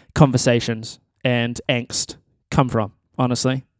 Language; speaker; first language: English; native; English